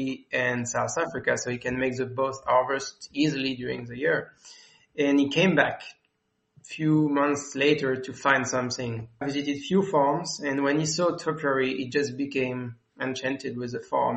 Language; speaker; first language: English; non-native, fluent; French